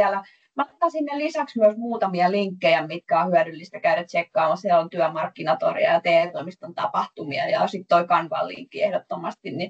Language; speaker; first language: Finnish; native; Finnish